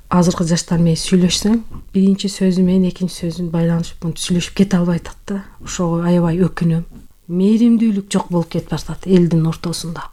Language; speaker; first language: Kyrgyz; non-native, local second language; Turkish